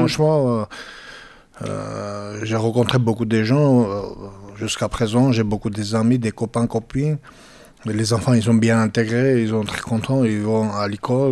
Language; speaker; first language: French; non-native, fluent; Georgian